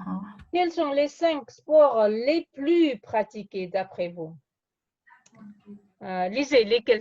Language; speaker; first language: French; non-native, fluent; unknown